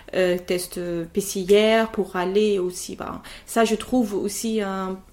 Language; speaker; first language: French; non-native, local second language; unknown